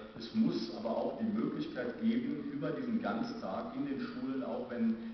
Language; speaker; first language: German; native; German